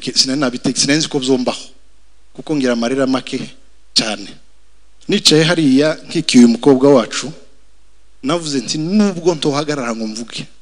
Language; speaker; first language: Kinyarwanda; native; Kinyarwanda